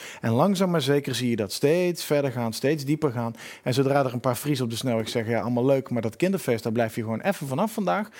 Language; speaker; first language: Dutch; native; Dutch